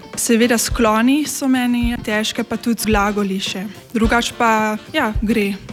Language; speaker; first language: Slovenian; early bilingual, heritage; Dutch